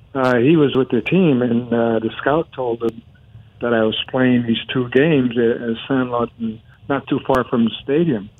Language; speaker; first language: English; non-native, fluent; Spanish